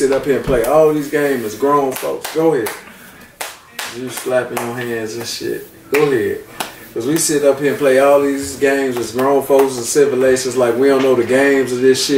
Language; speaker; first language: English; native; English